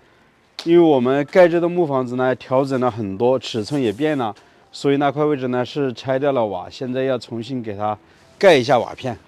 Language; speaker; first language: Chinese; native; Chinese